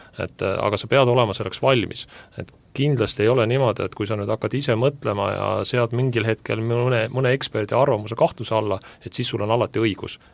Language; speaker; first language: Estonian; native; Estonian